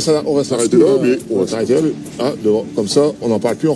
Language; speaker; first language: French; native; French